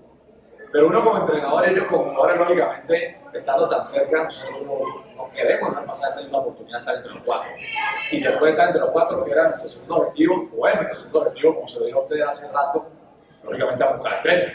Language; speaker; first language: Spanish; native; Spanish